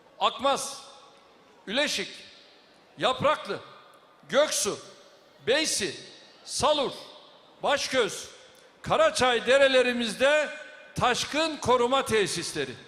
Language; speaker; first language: Turkish; native; Turkish